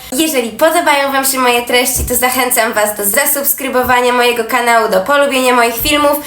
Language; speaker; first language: Polish; native; Polish